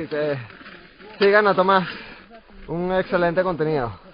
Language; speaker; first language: Spanish; native; Spanish